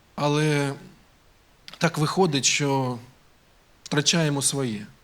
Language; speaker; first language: Ukrainian; native; Ukrainian